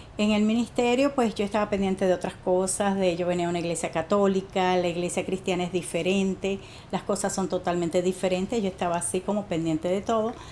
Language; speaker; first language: Spanish; native; Spanish